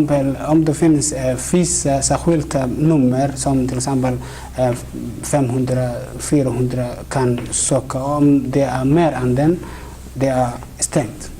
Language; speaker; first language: Swedish; non-native, fluent; Somali